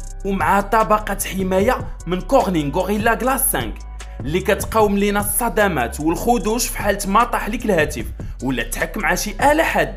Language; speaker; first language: Arabic; native; Arabic